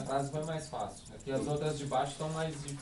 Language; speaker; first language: Portuguese; native; Portuguese